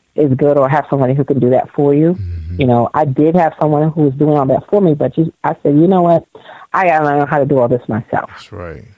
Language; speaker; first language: English; native; English